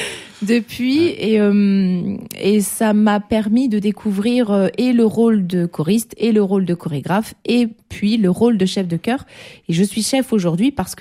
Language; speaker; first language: French; native; French